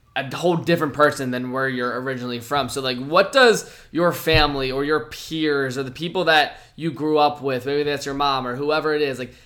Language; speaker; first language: English; native; English